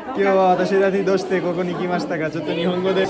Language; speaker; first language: Japanese; non-native, learner; Bangla